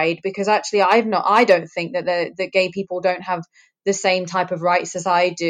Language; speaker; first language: English; native; English